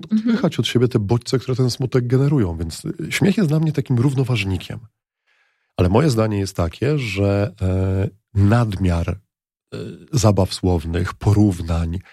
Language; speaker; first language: Polish; native; Polish